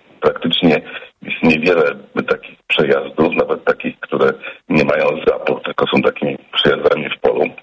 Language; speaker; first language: Polish; native; Polish